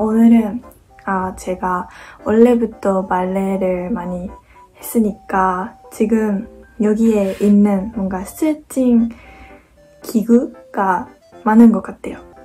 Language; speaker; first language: Korean; non-native, fluent; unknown